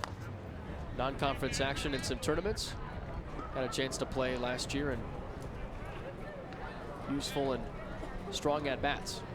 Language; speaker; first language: English; native; English